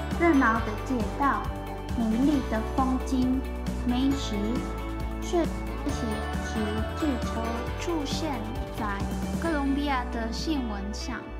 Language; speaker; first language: Chinese; non-native, learner; Spanish